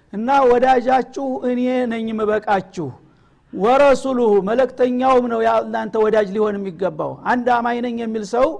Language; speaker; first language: Amharic; native; Amharic